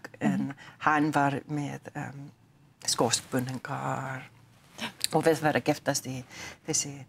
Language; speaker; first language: Icelandic; non-native, learner; English